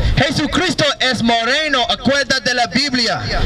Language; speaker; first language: Spanish; non-native, learner; English